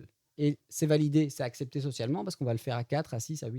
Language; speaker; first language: French; native; French